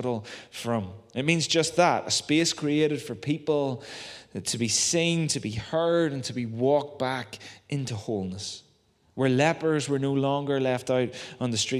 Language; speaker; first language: English; native; English